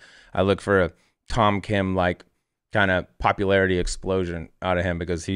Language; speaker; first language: English; native; English